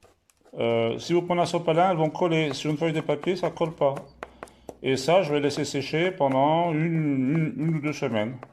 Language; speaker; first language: French; native; French